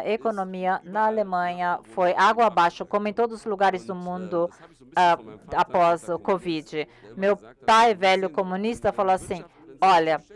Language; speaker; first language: Portuguese; non-native, learner; German